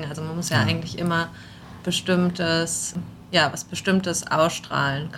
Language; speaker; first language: German; native; German